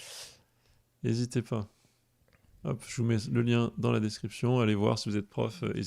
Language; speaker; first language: French; native; French